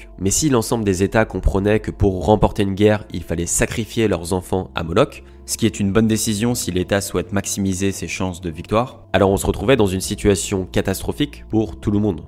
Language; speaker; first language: French; native; French